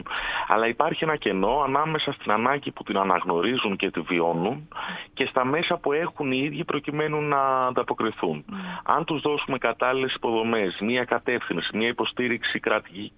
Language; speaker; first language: Greek; native; Greek